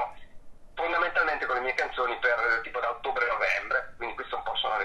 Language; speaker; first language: Italian; native; Italian